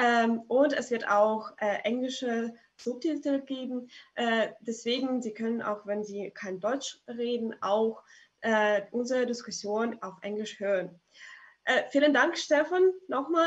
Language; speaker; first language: German; non-native, fluent; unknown